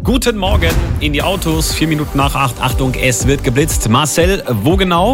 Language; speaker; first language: German; native; German